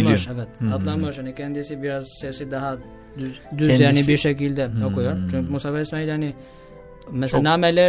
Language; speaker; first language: Turkish; non-native, learner; Albanian